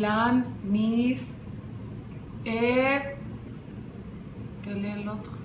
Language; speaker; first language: French; non-native, learner; Spanish